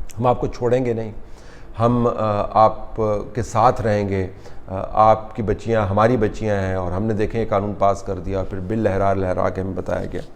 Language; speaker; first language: Urdu; native; Urdu